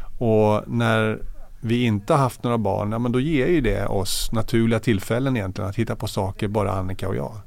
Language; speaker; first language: Swedish; native; Swedish